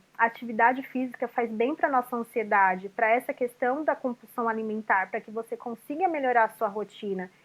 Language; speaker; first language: Portuguese; native; Portuguese